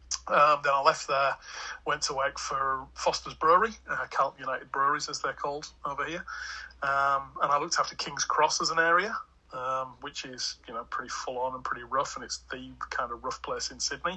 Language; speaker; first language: English; native; English